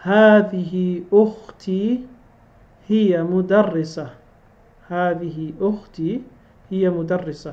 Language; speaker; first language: Arabic; non-native, fluent; English